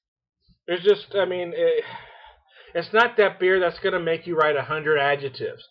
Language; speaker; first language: English; native; English